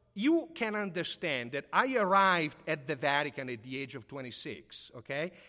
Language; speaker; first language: English; non-native, fluent; Italian